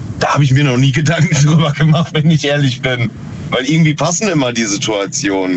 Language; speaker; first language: German; native; German